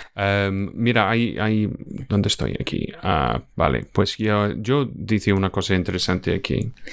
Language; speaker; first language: Spanish; non-native, fluent; English